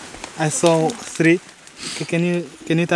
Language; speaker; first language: English; non-native, local second language; Kinyarwanda